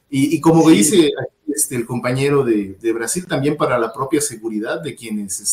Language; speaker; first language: Spanish; native; Spanish